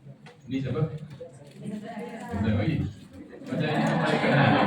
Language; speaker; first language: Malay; non-native, local second language; Chinese